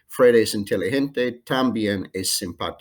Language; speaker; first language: Spanish; non-native, fluent; English